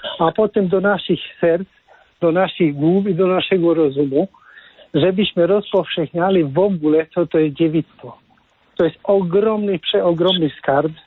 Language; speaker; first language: Polish; non-native, fluent; Hungarian